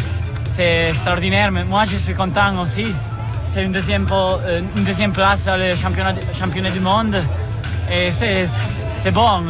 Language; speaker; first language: French; non-native, learner; Italian